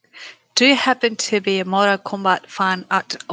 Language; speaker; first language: English; non-native, learner; Japanese